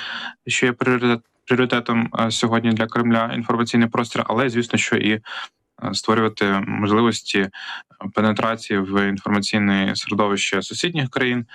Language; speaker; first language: Ukrainian; native; Ukrainian